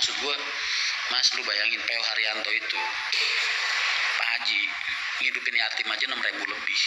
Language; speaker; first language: Indonesian; native; Indonesian